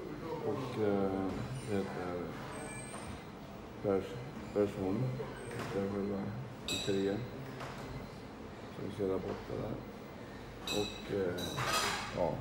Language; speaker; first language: Swedish; non-native, learner; Spanish